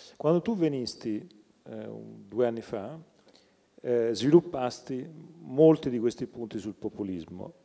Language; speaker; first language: Italian; native; Italian